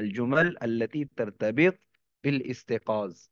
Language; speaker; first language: Arabic; non-native, fluent; Urdu